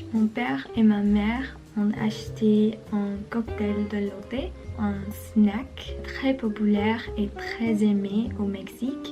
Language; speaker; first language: French; non-native, learner; Spanish